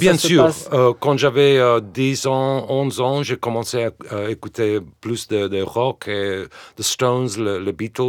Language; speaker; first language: French; non-native, fluent; English